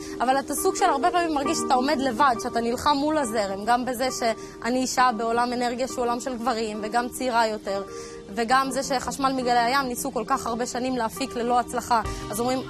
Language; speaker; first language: Hebrew; early bilingual, other home language; Russian